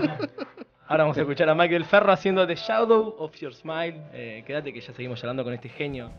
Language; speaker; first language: Spanish; native; Spanish